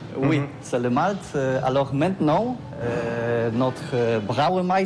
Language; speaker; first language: French; non-native, learner; Polish